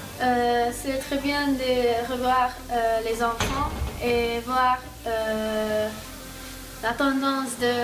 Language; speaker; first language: French; non-native, fluent; Hungarian